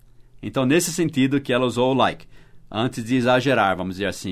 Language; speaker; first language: Portuguese; early bilingual, other home language; English